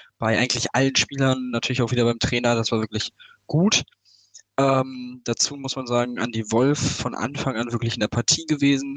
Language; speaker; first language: German; native; German